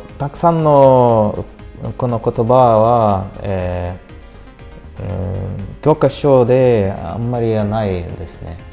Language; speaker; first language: Japanese; non-native, learner; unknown